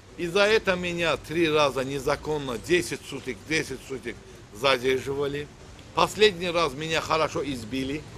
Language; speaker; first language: Russian; non-native, local second language; Azerbaijani